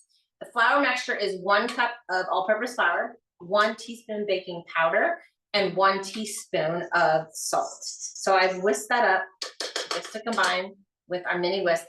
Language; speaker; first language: English; native; English